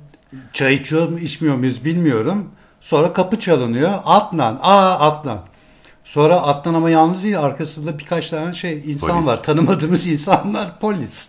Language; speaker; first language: Turkish; native; Turkish